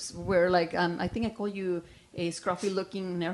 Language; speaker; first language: English; non-native, fluent; Spanish